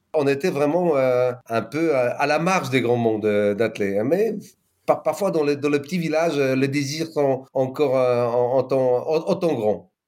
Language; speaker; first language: French; non-native, fluent; Polish